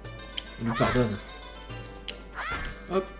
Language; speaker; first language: French; native; French